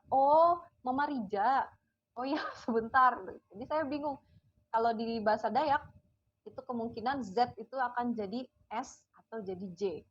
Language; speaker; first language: Indonesian; native; Indonesian